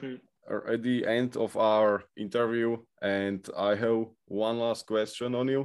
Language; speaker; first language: English; non-native, fluent; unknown